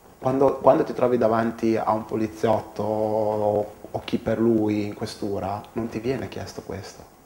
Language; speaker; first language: Italian; early bilingual, other home language; Portuguese